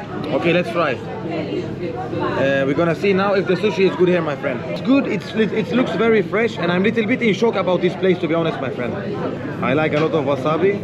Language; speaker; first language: English; non-native, fluent; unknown